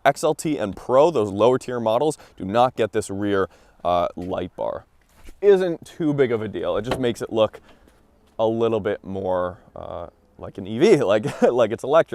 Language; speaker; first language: English; native; English